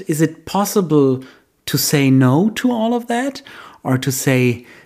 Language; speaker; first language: English; non-native, fluent; German